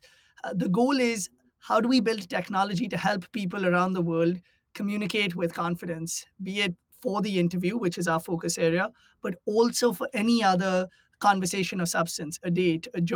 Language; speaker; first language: English; non-native, local second language; Hindi